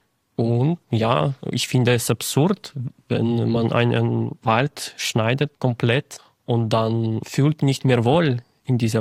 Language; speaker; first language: German; non-native, learner; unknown